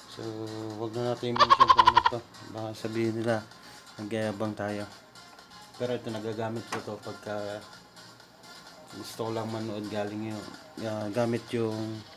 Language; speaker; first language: Filipino; non-native, local second language; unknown